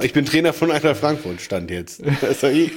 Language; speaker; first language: German; native; German